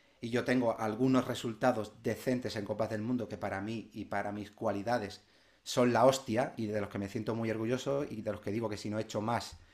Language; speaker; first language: Spanish; native; Spanish